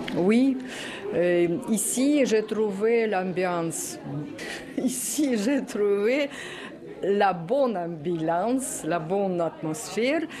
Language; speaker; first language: French; non-native, learner; Russian